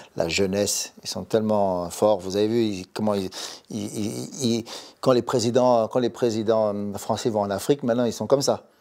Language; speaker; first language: French; native; French